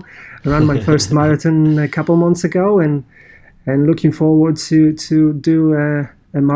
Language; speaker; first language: English; non-native, fluent; Polish